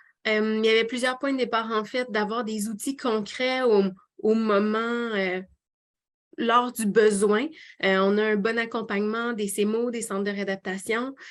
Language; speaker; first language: French; native; French